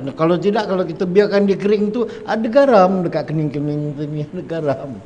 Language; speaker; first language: Malay; native; Malay